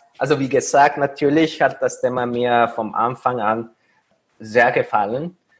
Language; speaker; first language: German; non-native, fluent; Spanish